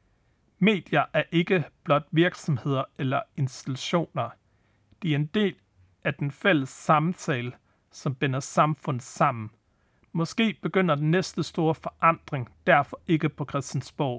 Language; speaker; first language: Danish; native; Danish